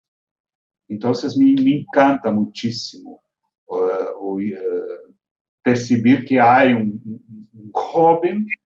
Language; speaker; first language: Spanish; non-native, fluent; Portuguese